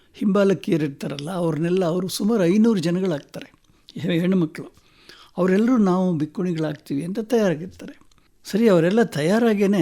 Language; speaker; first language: Kannada; native; Kannada